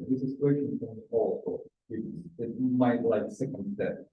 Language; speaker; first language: English; non-native, learner; Russian